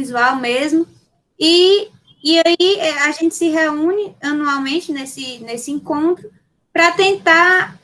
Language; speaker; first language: Portuguese; native; Portuguese